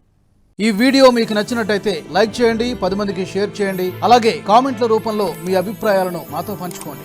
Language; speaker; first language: Telugu; native; Telugu